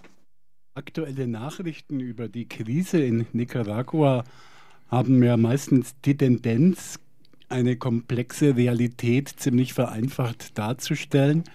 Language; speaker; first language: German; native; German